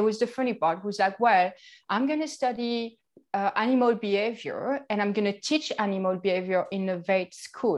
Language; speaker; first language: English; non-native, fluent; French